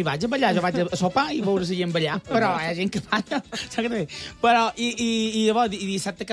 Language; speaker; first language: Catalan; native; Catalan